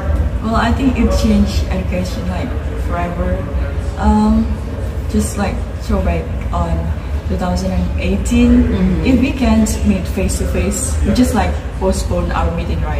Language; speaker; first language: English; non-native, learner; Indonesian